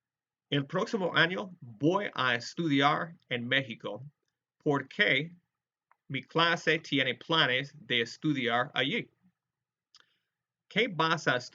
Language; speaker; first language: Spanish; non-native, fluent; English